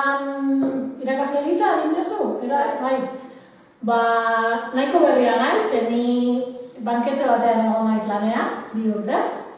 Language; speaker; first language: Basque; non-native, local second language; Spanish